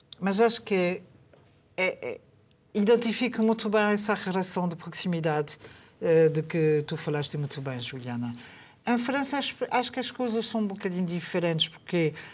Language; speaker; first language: Portuguese; non-native, fluent; French